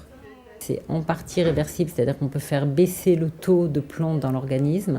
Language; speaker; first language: French; native; French